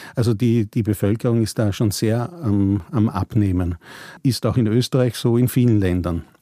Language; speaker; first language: German; native; German